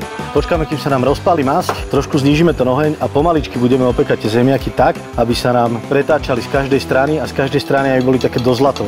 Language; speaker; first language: Slovak; native; Slovak